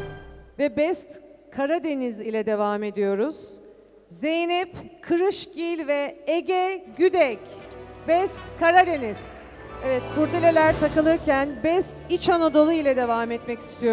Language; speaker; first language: Turkish; native; Turkish